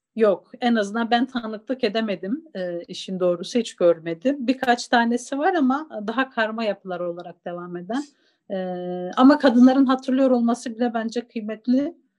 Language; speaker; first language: Turkish; non-native, local second language; Zaza